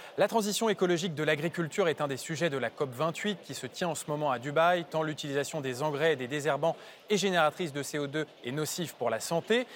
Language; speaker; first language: French; native; French